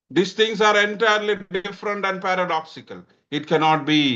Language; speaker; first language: English; non-native, local second language; Malayalam